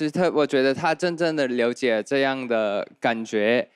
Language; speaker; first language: Chinese; non-native, fluent; Thai